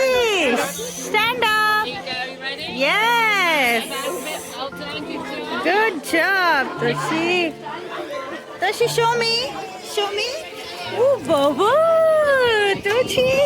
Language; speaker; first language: English; non-native, fluent; Bangla